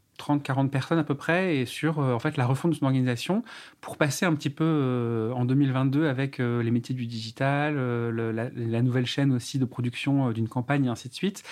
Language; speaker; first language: French; native; French